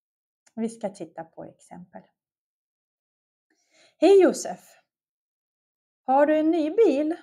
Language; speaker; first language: Swedish; non-native, fluent; Russian